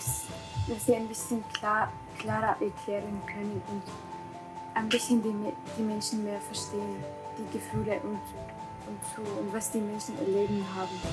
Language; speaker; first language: German; non-native, learner; Arabic